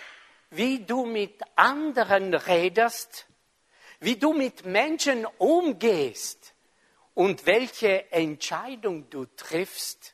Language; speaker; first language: German; non-native, fluent; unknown